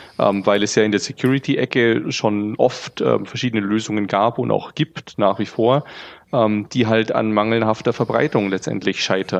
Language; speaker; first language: German; native; German